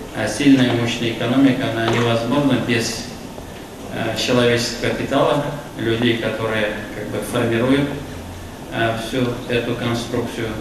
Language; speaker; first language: Russian; non-native, local second language; Tatar